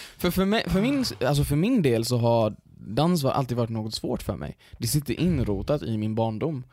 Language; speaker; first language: Swedish; early bilingual, other home language; Arabic